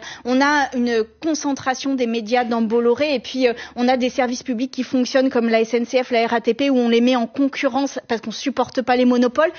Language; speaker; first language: French; native; French